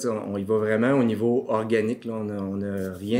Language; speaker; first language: French; native; French